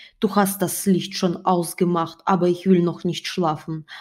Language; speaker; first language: German; non-native, fluent; Russian